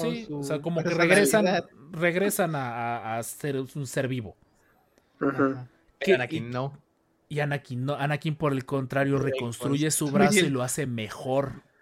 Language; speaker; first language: Spanish; native; Spanish